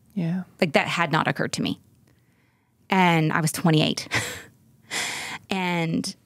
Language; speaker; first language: English; native; English